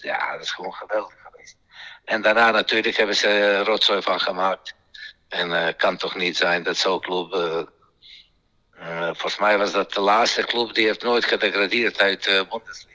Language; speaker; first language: Dutch; non-native, fluent; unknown